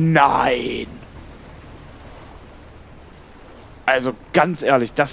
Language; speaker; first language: German; native; German